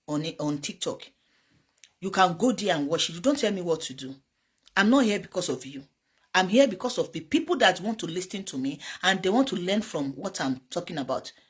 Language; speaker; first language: English; non-native, local second language; Yoruba